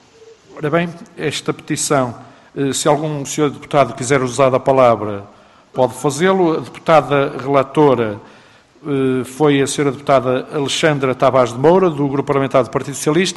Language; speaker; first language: Portuguese; native; Portuguese